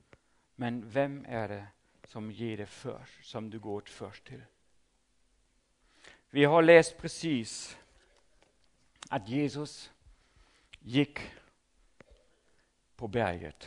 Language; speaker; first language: Swedish; non-native, fluent; German